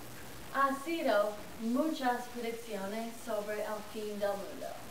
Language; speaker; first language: Spanish; non-native, learner; English